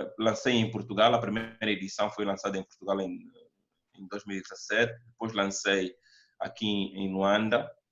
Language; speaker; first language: Portuguese; native; Portuguese